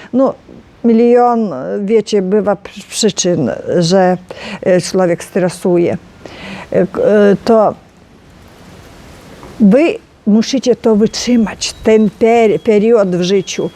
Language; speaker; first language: Polish; non-native, learner; Ukrainian